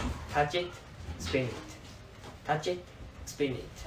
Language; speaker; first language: English; non-native, learner; Japanese